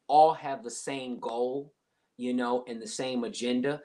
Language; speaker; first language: English; native; English